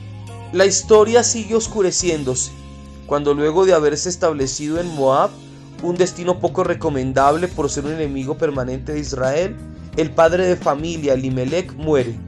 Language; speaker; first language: Spanish; native; Spanish